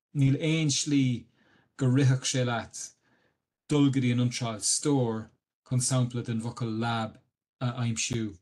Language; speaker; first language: Irish; native; Irish